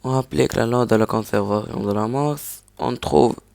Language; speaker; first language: French; non-native, local second language; Arabic